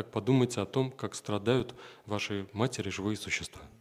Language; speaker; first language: Russian; native; Russian